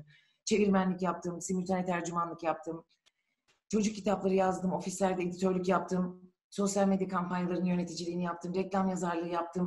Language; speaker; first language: Turkish; native; Turkish